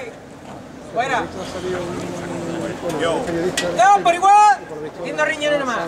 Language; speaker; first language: Spanish; native; Spanish